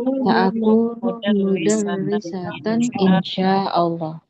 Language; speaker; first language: Arabic; non-native, learner; Indonesian